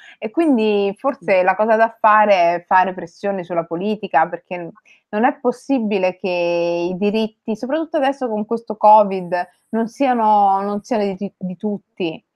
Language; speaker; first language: Italian; early bilingual, other home language; Somali